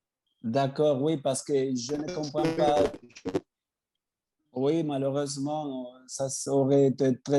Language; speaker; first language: French; non-native, fluent; Spanish